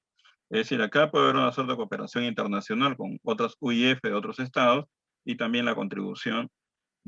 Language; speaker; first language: Spanish; native; Spanish